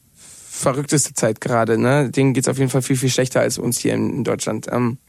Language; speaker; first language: German; non-native, fluent; Spanish